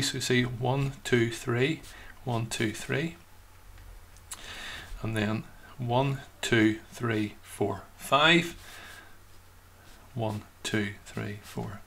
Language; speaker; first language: English; native; English